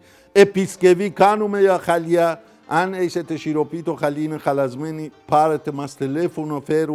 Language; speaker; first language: Greek; non-native, fluent; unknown